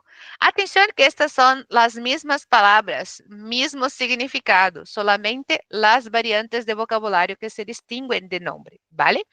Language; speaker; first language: Spanish; non-native, fluent; Portuguese